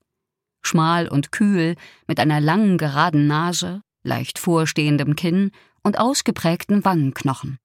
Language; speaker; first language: German; native; German